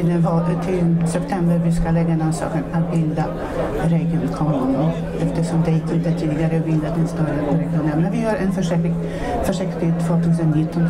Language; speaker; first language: Swedish; non-native, fluent; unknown